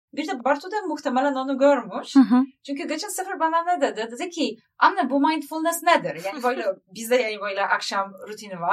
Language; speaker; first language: Turkish; non-native, learner; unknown